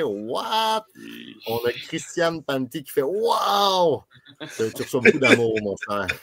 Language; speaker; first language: French; native; French